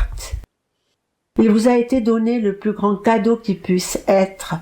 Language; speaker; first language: French; native; French